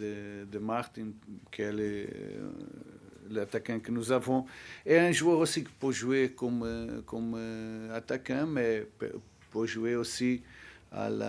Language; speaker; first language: French; non-native, fluent; Portuguese